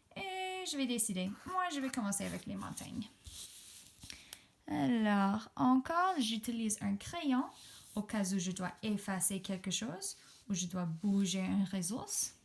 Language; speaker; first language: French; non-native, fluent; English